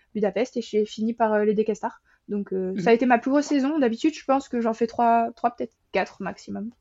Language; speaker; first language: French; native; French